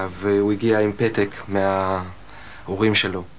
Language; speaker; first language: Hebrew; early bilingual, other home language; Russian